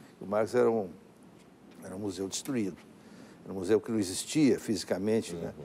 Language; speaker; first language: Portuguese; native; Portuguese